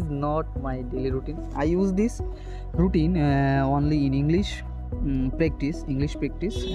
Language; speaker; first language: English; non-native, learner; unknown